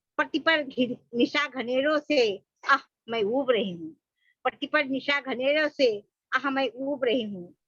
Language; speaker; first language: Hindi; non-native, local second language; Bangla